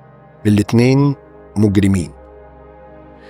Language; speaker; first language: Arabic; native; Arabic